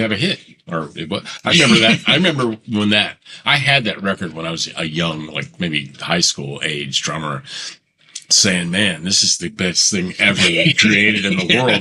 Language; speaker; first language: English; native; English